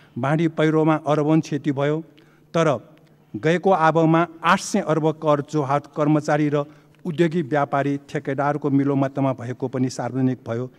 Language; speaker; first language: Nepali; non-native, local second language; Newari